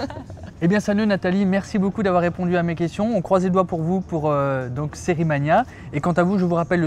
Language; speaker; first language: French; native; French